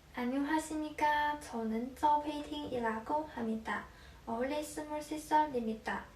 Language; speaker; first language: Korean; non-native, learner; Chinese